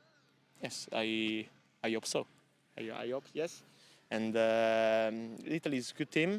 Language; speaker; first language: English; non-native, learner; Italian